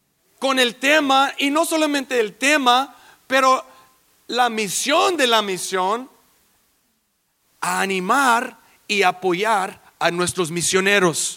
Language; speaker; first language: Spanish; early bilingual, heritage; English